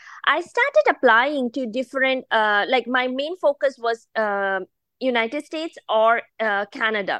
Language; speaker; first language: English; non-native, local second language; Bangla